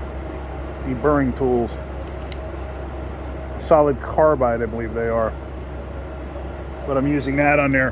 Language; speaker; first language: English; native; English